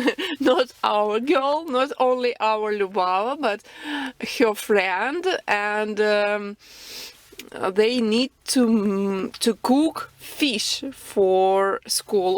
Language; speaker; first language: English; non-native, local second language; Russian